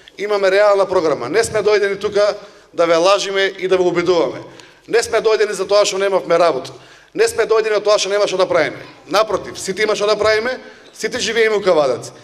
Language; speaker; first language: Macedonian; native; Macedonian